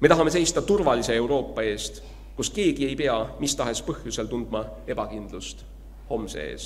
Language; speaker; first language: Estonian; native; Estonian